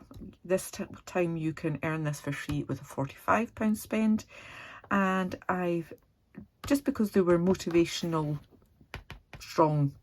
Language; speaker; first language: English; native; English